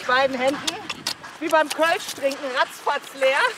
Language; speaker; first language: German; native; German